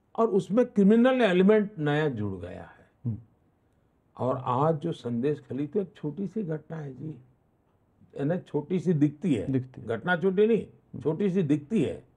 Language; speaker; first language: Hindi; non-native, local second language; Gujarati